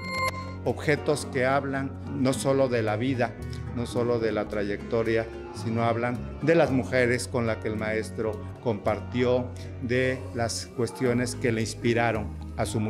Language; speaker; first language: Spanish; native; Spanish